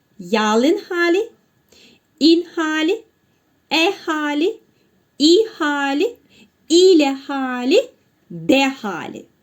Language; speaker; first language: Turkish; non-native, fluent; Russian